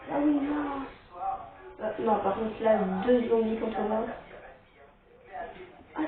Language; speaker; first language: French; native; French